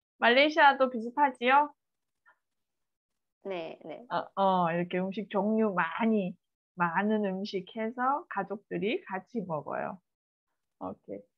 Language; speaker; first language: Korean; native; Korean